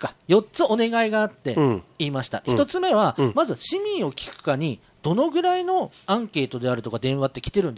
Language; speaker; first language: Japanese; native; Japanese